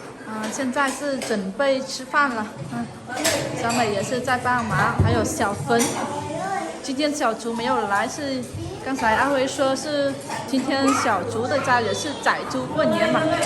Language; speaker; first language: Chinese; non-native, fluent; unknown